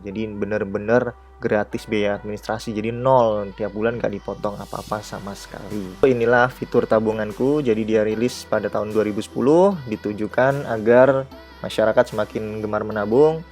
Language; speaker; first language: Indonesian; native; Indonesian